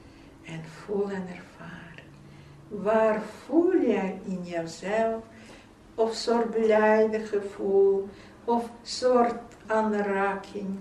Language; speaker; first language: Dutch; non-native, fluent; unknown